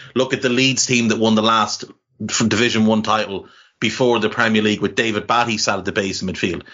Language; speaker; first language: English; native; English